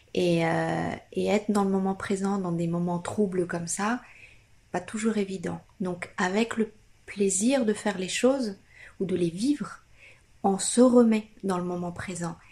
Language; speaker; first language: French; non-native, fluent; Italian